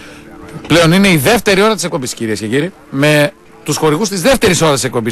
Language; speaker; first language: Greek; native; Greek